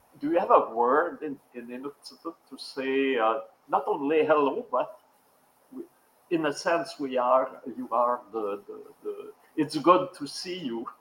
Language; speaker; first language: English; non-native, local second language; French